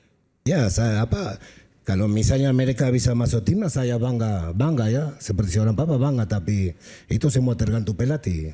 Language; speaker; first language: Indonesian; non-native, fluent; Spanish